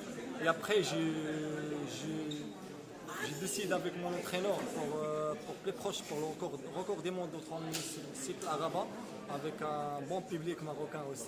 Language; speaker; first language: French; non-native, local second language; Arabic